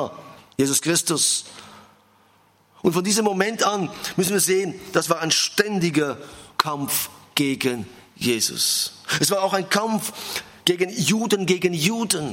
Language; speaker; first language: German; non-native, fluent; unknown